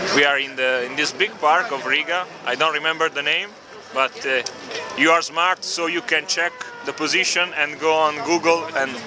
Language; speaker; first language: English; non-native, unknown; Italian